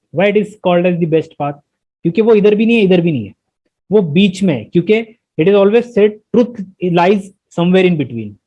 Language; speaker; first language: Hindi; non-native, local second language; Marathi